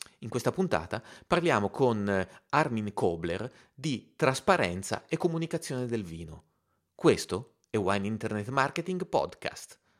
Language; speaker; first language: Italian; native; Italian